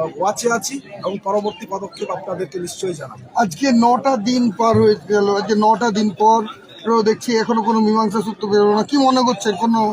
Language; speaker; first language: Bangla; non-native, local second language; Santali